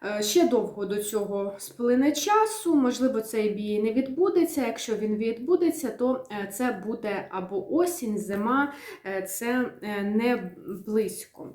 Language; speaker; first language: Ukrainian; native; Ukrainian